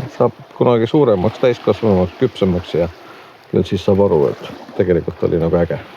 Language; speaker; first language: Estonian; native; Estonian